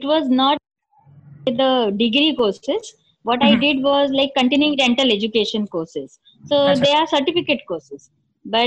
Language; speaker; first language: English; non-native, local second language; Marathi